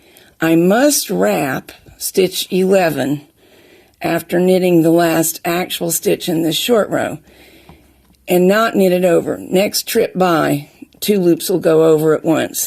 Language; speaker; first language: English; native; English